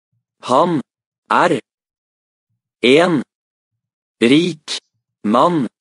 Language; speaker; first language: Norwegian; non-native, learner; Amharic